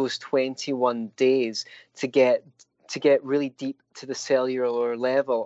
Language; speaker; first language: English; native; English